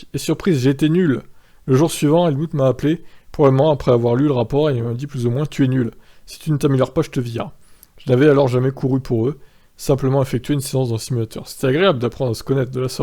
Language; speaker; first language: French; native; French